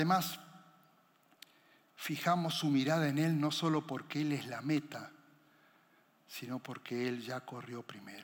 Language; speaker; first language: Spanish; native; Spanish